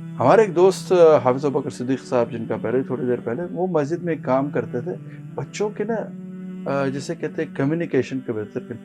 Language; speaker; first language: Urdu; non-native, local second language; Pashto